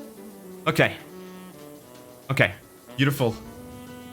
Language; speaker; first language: English; non-native, fluent; Norwegian